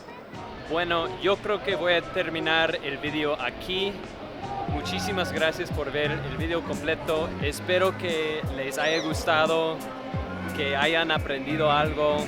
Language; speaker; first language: Spanish; non-native, fluent; English